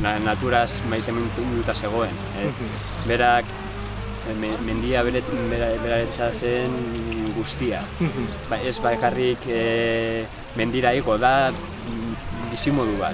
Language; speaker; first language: Basque; non-native, local second language; Spanish